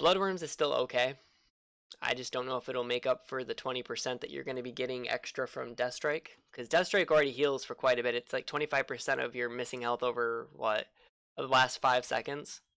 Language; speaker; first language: English; native; English